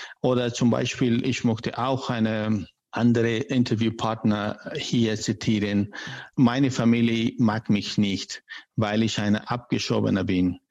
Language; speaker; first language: German; non-native, learner; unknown